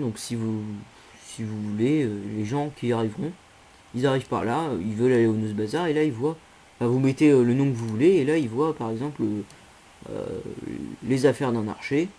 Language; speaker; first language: French; native; French